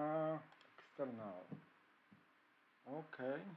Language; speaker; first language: English; native; English